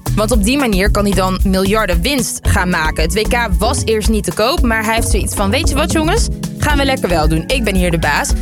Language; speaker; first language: Dutch; early bilingual, other home language; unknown